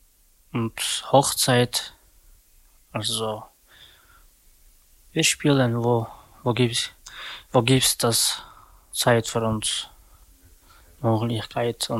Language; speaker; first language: German; non-native, learner; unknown